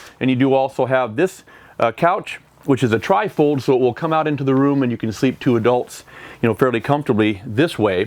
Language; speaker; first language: English; native; English